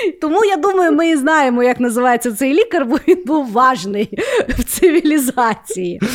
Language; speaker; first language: Ukrainian; non-native, local second language; Russian